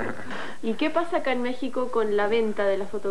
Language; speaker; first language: Spanish; native; Spanish